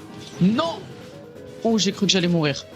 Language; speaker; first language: French; native; French